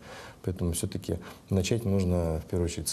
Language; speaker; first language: Russian; native; Russian